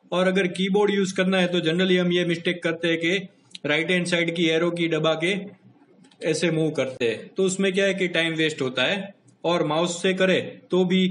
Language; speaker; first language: Hindi; non-native, local second language; Gujarati